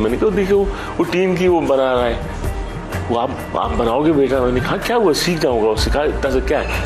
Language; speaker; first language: Hindi; native; Hindi